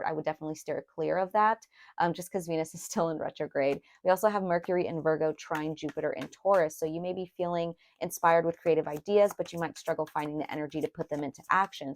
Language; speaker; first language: English; native; English